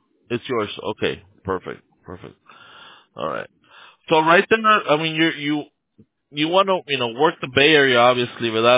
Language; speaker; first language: English; early bilingual, other home language; Spanish